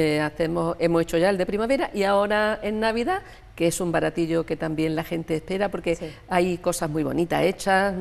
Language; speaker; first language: Spanish; native; Spanish